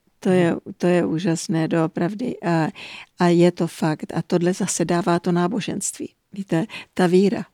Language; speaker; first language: Czech; early bilingual, heritage; Czech